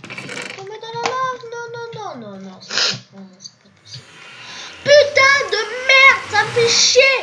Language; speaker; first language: French; native; French